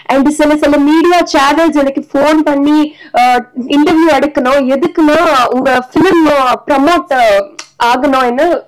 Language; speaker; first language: Tamil; non-native, learner; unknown